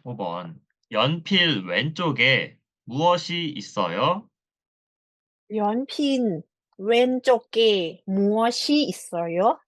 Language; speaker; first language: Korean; non-native, fluent; Thai